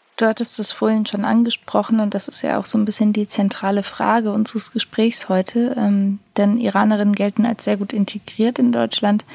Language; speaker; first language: German; native; German